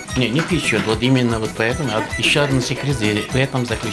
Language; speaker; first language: Russian; non-native, fluent; Azerbaijani